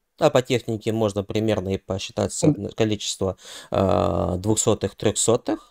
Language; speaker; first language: Russian; non-native, local second language; Ukrainian